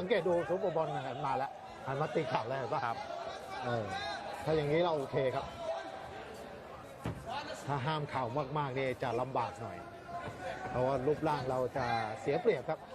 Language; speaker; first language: Thai; native; Thai